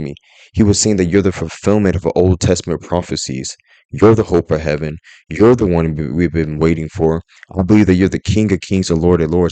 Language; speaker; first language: English; native; English